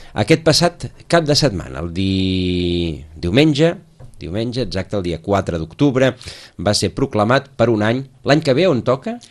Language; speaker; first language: Catalan; native; Catalan